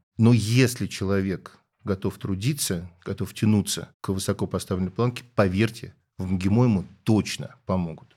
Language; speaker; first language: Russian; native; Russian